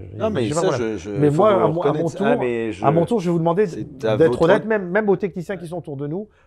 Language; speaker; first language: French; native; French